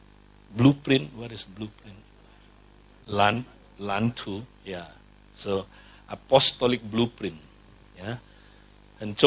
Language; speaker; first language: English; non-native, fluent; Indonesian